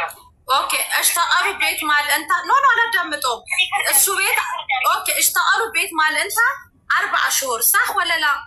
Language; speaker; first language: Arabic; non-native, learner; Amharic